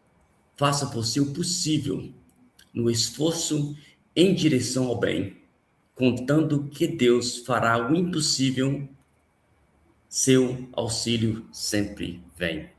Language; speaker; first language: Portuguese; native; Portuguese